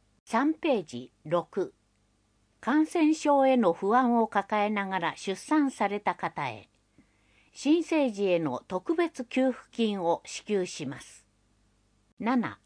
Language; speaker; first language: Japanese; native; Japanese